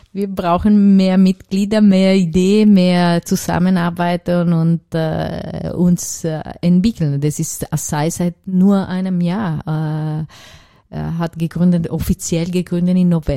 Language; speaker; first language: German; non-native, learner; Italian